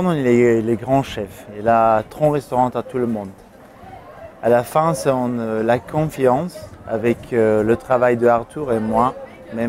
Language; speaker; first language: French; non-native, learner; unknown